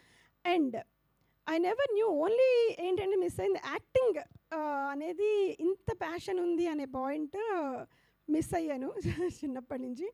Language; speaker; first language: Telugu; native; Telugu